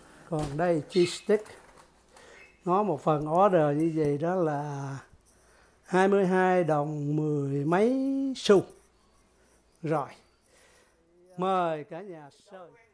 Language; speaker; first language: Vietnamese; native; Vietnamese